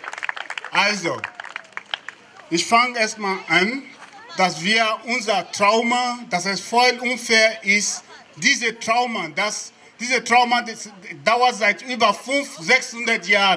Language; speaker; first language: German; non-native, fluent; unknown